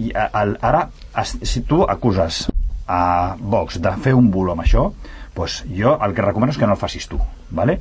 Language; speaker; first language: Catalan; native; Catalan